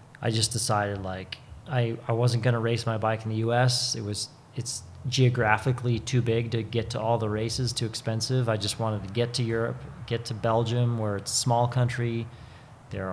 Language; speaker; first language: English; native; English